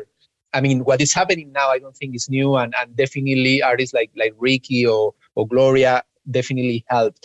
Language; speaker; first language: English; non-native, fluent; Spanish